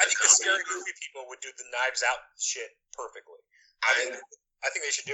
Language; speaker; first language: English; native; English